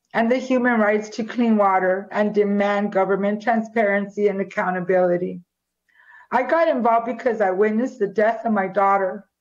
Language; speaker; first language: English; native; English